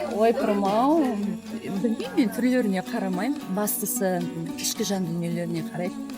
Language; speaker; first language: Kazakh; non-native, local second language; Russian